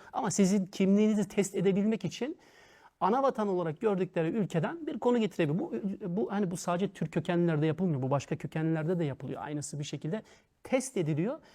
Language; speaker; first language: Turkish; early bilingual, heritage; Turkish